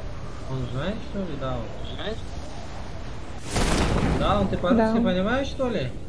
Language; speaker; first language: Russian; non-native, learner; Uzbek